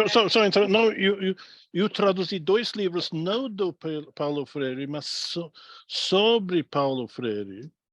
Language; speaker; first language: Portuguese; non-native, fluent; English